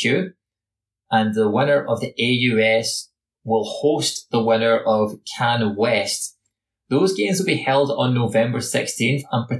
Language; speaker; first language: English; native; English